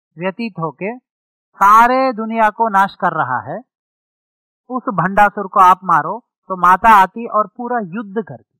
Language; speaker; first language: Hindi; non-native, local second language; Telugu